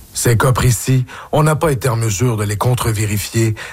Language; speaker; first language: French; native; French